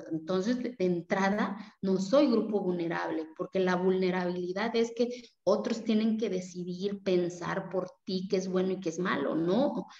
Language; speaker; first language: Spanish; non-native, local second language; Zapotec